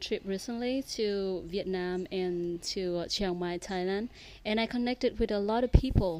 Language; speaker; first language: English; non-native, fluent; Vietnamese